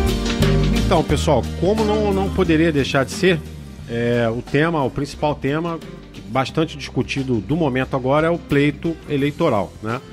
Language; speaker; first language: Portuguese; native; Portuguese